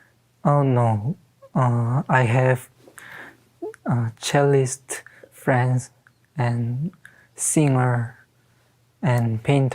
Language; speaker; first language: English; non-native, learner; Korean